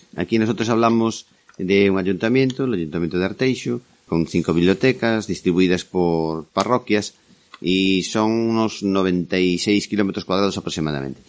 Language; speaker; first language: Spanish; native; Spanish